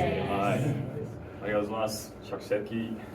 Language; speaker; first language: Japanese; non-native, fluent; English